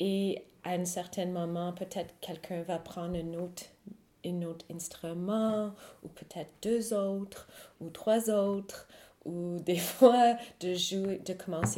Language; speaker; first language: French; non-native, fluent; English